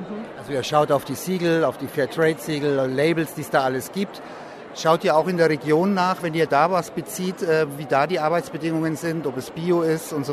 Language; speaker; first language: German; native; German